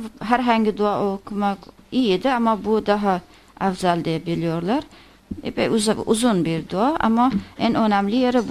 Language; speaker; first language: Turkish; non-native, fluent; Azerbaijani